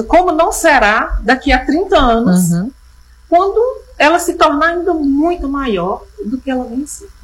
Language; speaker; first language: Portuguese; native; Portuguese